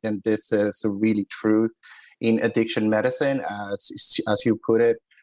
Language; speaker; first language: English; native; English